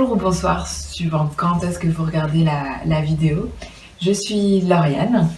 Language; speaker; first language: French; native; French